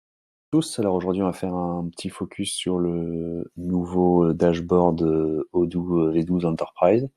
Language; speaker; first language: French; native; French